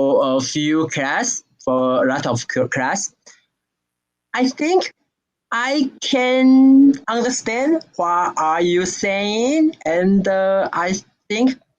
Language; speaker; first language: English; non-native, learner; Chinese